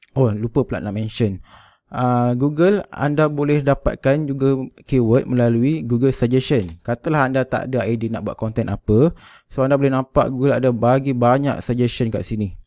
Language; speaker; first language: Malay; native; Malay